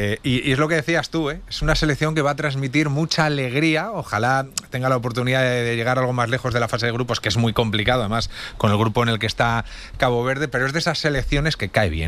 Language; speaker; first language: Spanish; native; Spanish